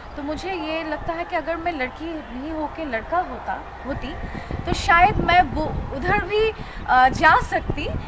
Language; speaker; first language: Hindi; non-native, learner; Bangla